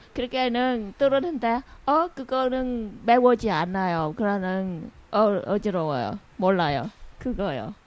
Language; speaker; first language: Korean; non-native, learner; Vietnamese